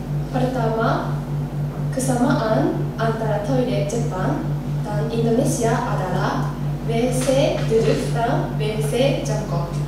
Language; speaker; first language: Indonesian; non-native, learner; Japanese